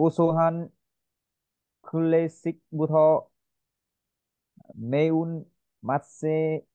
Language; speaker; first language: Korean; non-native, learner; Vietnamese